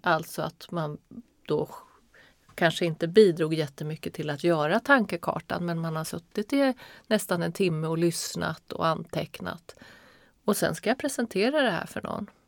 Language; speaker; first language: Swedish; native; Swedish